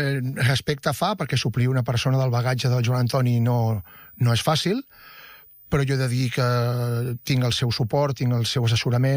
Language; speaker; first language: Catalan; native; Catalan